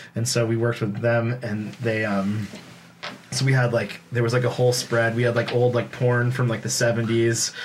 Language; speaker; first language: English; native; English